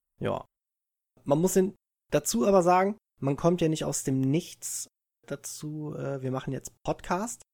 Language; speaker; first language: German; early bilingual, other home language; Italian